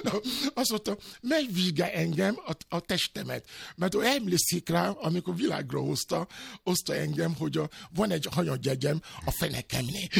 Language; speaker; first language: Hungarian; non-native, learner; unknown